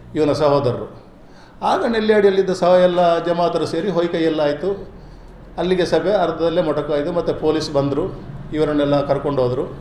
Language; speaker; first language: Kannada; non-native, local second language; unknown